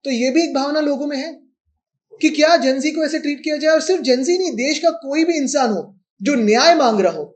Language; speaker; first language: Hindi; non-native, local second language; Marathi